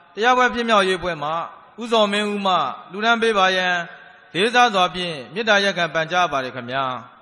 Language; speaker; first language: Burmese; native; Burmese